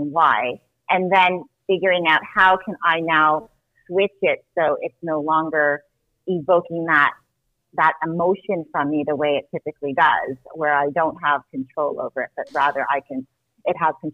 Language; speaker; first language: English; native; English